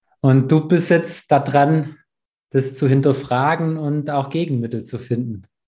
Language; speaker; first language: German; native; German